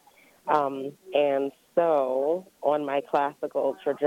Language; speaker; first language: English; native; English